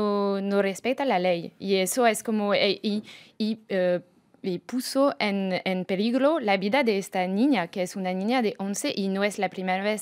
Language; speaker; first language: Spanish; non-native, fluent; French